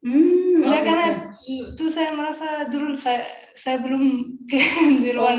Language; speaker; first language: Indonesian; non-native, learner; Arabic